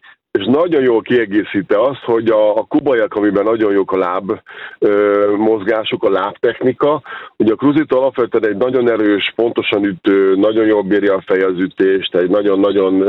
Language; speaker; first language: Hungarian; native; Hungarian